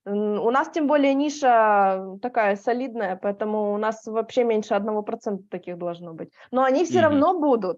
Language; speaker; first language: Russian; native; Russian